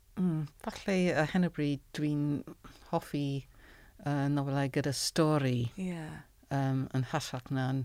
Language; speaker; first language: Welsh; non-native, learner; English